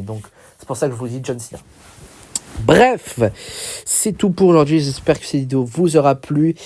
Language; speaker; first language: French; native; French